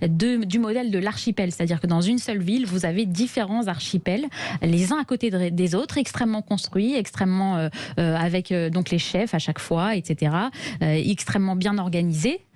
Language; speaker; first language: French; native; French